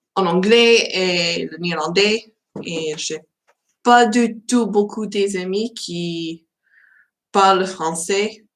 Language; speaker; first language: French; non-native, learner; English